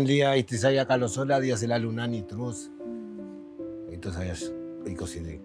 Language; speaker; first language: Indonesian; non-native, learner; Spanish